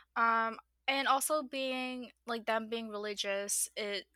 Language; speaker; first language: English; non-native, fluent; Burmese